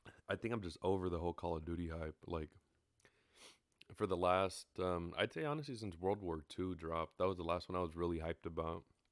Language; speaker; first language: English; early bilingual, other home language; Spanish